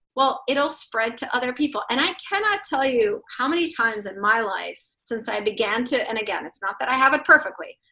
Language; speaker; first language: English; non-native, fluent; Russian